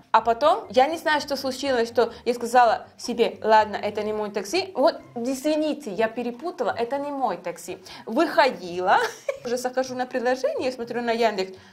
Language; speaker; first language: Russian; non-native, fluent; Spanish